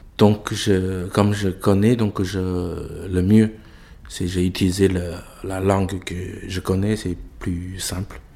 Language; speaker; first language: French; non-native, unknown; Chinese